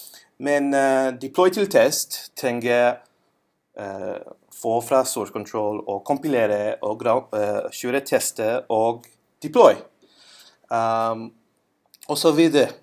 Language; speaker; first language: Norwegian; non-native, learner; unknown